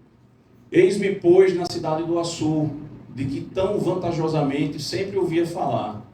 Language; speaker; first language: Portuguese; native; Portuguese